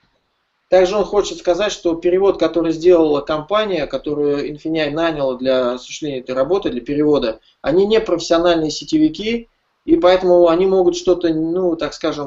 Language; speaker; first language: Russian; native; Russian